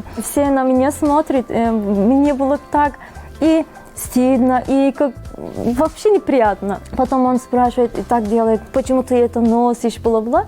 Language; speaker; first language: Russian; non-native, fluent; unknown